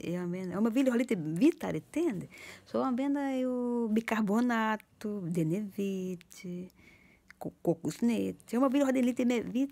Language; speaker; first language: Swedish; non-native, learner; Portuguese